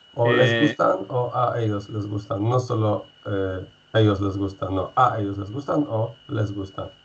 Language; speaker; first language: Spanish; non-native, fluent; Polish